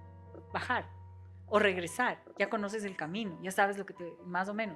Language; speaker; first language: Spanish; native; Spanish